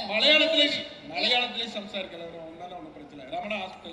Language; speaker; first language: Tamil; native; Tamil